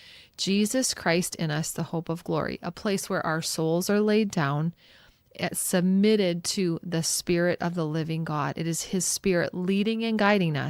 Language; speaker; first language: English; native; English